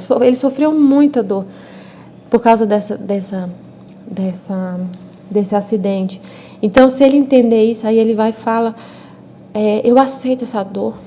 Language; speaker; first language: Portuguese; native; Portuguese